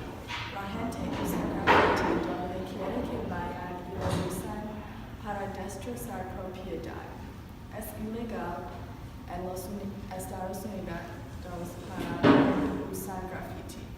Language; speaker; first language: Spanish; non-native, learner; English